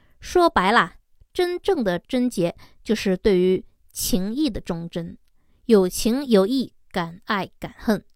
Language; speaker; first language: Chinese; native; Chinese